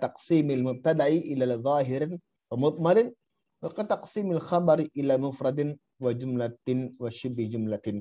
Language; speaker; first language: Arabic; non-native, fluent; Indonesian